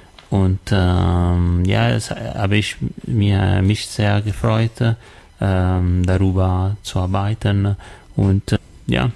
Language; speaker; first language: German; non-native, learner; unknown